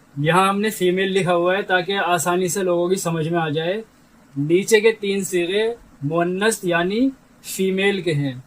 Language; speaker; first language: Urdu; native; Urdu